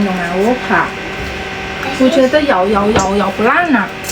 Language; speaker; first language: Chinese; non-native, fluent; Indonesian